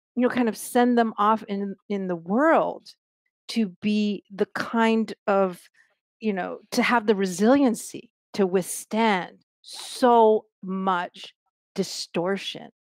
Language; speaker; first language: English; native; English